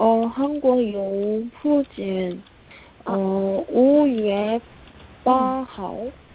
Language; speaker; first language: Chinese; non-native, learner; Korean